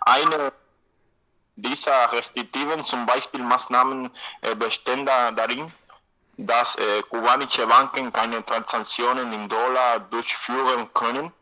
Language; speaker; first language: German; non-native, learner; Spanish